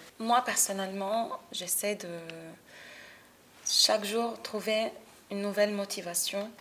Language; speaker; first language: French; non-native, local second language; Arabic